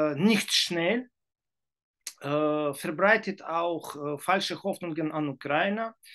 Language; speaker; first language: German; non-native, learner; Ukrainian